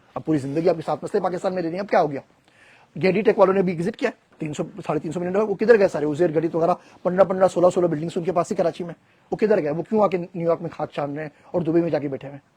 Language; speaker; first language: Urdu; native; Urdu